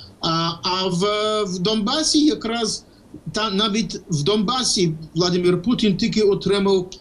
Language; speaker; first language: Ukrainian; early bilingual, heritage; Ukrainian